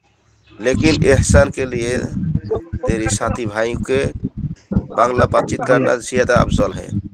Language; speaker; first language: Hindi; non-native, learner; Bangla